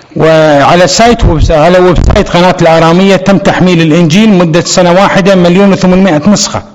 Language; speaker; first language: Arabic; non-native, fluent; Persian